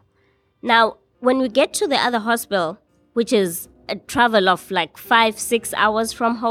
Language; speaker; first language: English; non-native, local second language; Xhosa